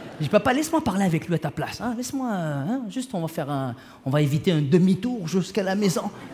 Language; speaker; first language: French; early bilingual, other home language; Arabic